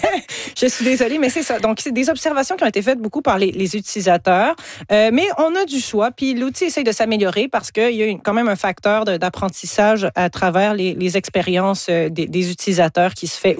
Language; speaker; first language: French; native; French